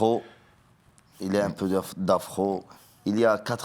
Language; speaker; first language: French; non-native, learner; Arabic